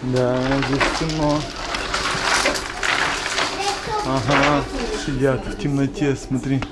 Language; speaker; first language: Russian; native; Russian